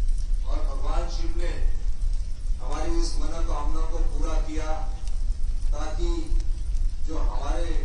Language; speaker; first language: Hindi; native; Hindi